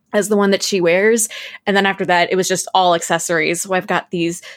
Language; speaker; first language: English; native; English